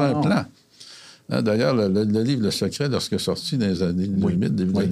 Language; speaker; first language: French; native; French